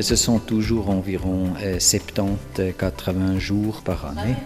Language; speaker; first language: French; non-native, fluent; German